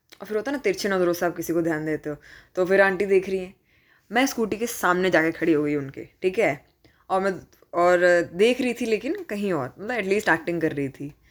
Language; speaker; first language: Hindi; native; Hindi